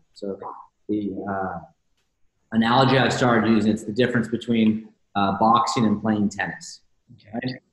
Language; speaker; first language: English; native; English